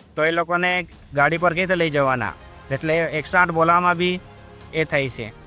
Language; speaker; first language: Gujarati; non-native, local second language; Gamit